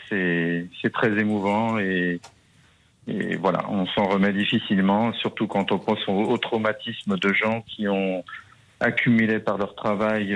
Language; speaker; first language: French; native; French